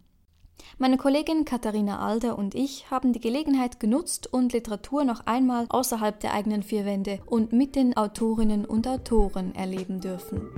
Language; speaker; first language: German; native; German